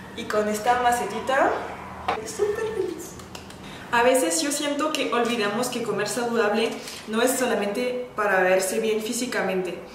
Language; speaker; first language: Spanish; non-native, fluent; French